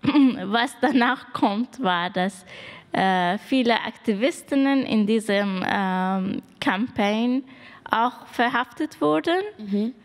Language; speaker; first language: German; non-native, learner; Persian